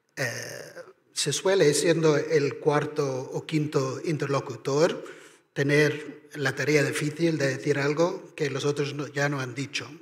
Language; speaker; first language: Spanish; non-native, fluent; Irish